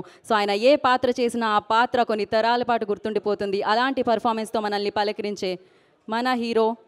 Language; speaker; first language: Telugu; native; Telugu